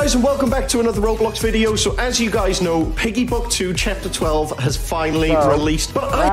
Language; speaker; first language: English; native; English